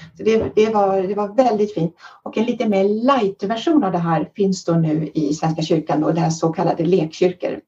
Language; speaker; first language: Swedish; early bilingual, heritage; Swedish